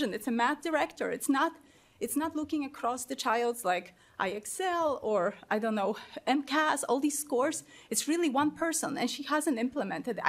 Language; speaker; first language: English; non-native, fluent; Polish